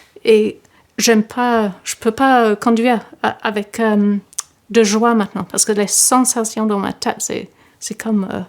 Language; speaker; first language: French; non-native, fluent; English